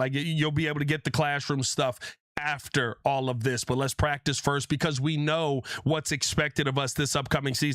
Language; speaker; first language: English; native; English